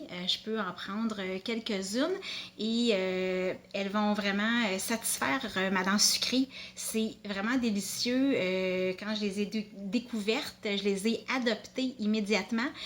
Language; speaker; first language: French; native; French